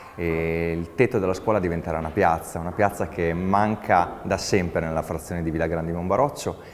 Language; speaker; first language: Italian; native; Italian